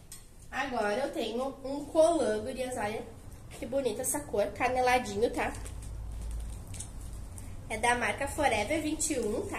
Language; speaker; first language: Portuguese; native; Portuguese